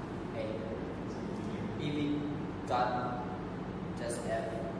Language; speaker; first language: English; non-native, learner; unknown